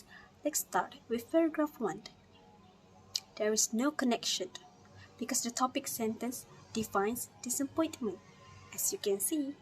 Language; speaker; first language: English; non-native, fluent; Malay